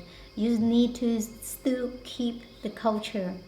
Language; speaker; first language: English; non-native, learner; Hmong